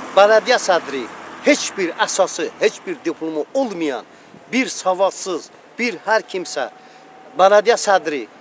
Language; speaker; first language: Azerbaijani; native; Azerbaijani